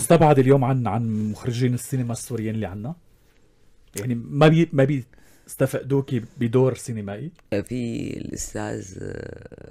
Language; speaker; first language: Arabic; native; Arabic